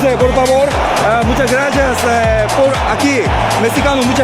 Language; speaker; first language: Spanish; non-native, learner; Korean